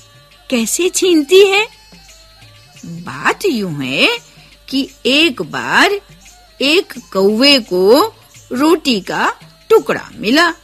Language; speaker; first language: Hindi; native; Hindi